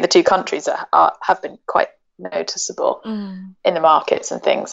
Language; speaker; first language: English; native; English